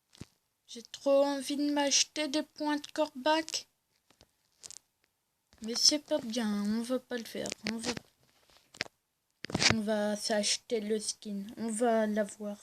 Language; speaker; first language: French; native; French